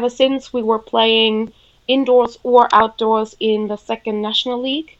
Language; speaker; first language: English; non-native, fluent; German